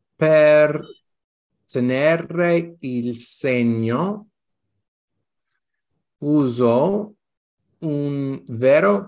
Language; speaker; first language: Italian; non-native, learner; English